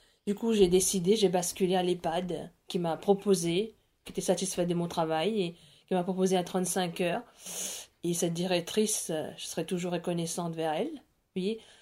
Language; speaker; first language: French; non-native, local second language; Morisyen